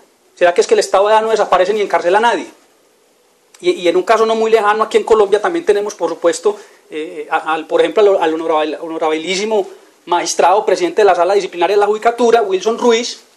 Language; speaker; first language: Spanish; native; Spanish